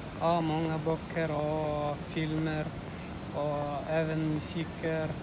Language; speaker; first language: Swedish; non-native, learner; Tigrinya